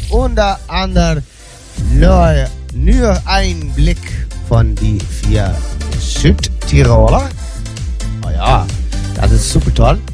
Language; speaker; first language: German; non-native, learner; Dutch